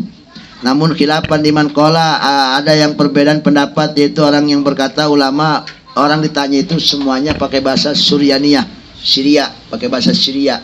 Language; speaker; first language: Indonesian; native; Indonesian